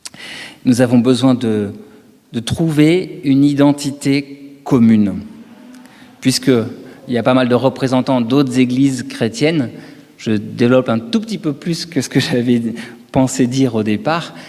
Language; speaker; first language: French; native; French